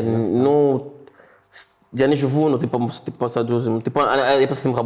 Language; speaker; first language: Russian; non-native, fluent; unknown